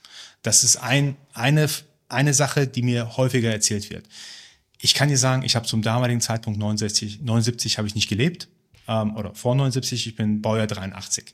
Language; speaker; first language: German; early bilingual, other home language; Persian